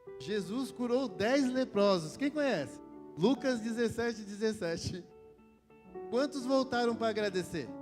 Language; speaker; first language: Portuguese; native; Portuguese